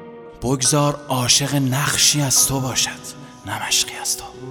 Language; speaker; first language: Persian; native; Persian